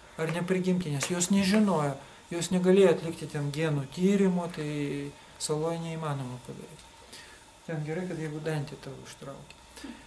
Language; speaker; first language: Lithuanian; non-native, local second language; Russian